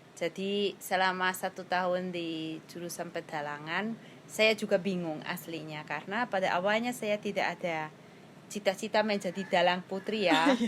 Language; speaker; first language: Indonesian; non-native, fluent; Hungarian